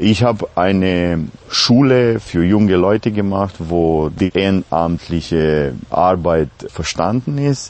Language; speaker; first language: German; non-native, fluent; Romanian